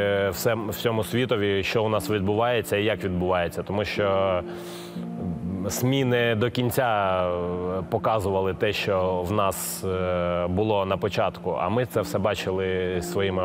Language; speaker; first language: Ukrainian; non-native, local second language; Russian